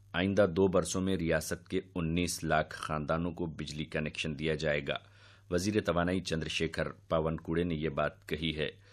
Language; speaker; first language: Urdu; native; Urdu